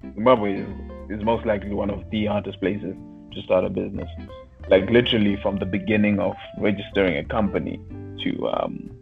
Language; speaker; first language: English; non-native, local second language; Shona